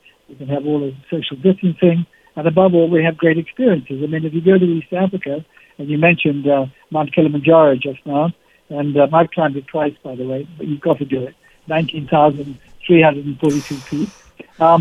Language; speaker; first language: English; native; English